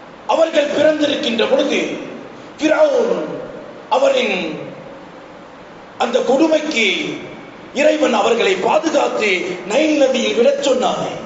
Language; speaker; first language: Tamil; native; Tamil